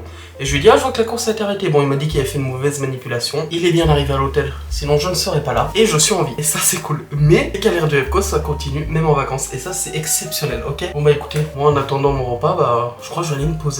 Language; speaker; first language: French; native; French